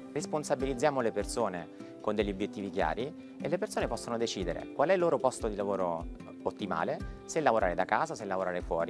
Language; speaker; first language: Italian; native; Italian